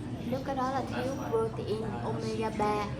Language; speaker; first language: Vietnamese; native; Vietnamese